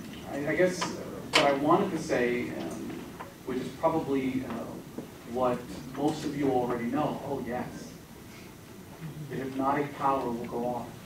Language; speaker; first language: English; early bilingual, other home language; Spanish